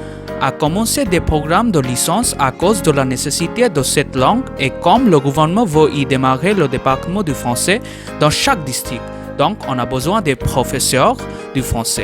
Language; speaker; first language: French; non-native, fluent; Bangla